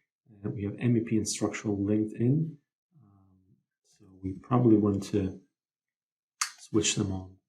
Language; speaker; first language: English; non-native, fluent; Lithuanian